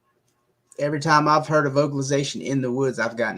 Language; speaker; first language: English; native; English